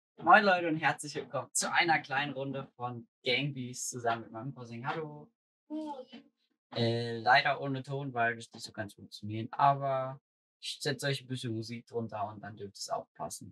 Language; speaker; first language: German; native; German